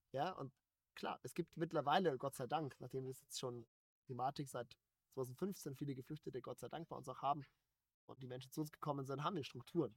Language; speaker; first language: German; native; German